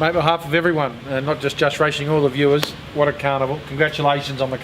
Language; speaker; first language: English; native; English